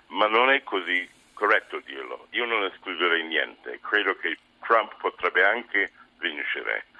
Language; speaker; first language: Italian; non-native, fluent; English